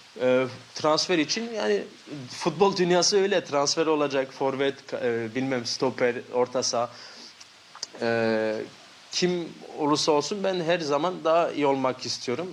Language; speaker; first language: Turkish; early bilingual, heritage; Turkish